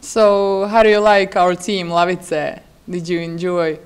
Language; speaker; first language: English; non-native, fluent; Bosnian